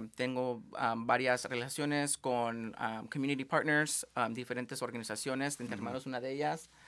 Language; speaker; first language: Spanish; early bilingual, heritage; Spanish